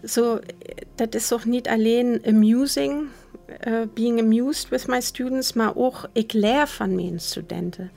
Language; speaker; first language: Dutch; non-native, fluent; German